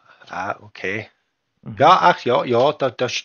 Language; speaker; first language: German; native; German